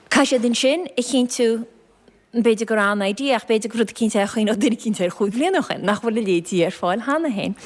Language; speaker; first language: Irish; native; Irish